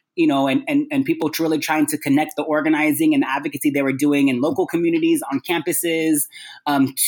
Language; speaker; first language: English; native; English